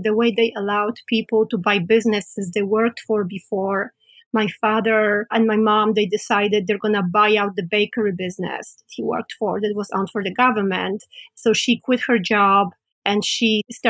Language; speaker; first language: English; non-native, fluent; Polish